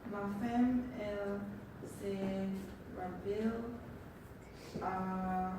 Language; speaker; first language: French; non-native, learner; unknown